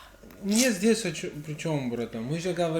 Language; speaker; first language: Russian; non-native, learner; English